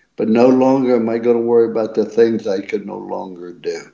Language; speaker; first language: English; native; English